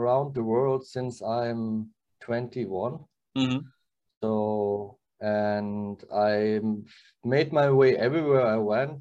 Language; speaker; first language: English; non-native, learner; German